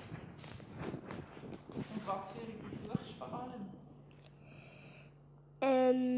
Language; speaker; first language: German; native; German